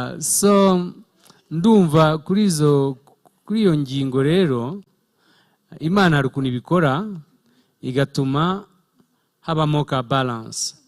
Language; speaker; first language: Kinyarwanda; early bilingual, heritage; Kinyarwanda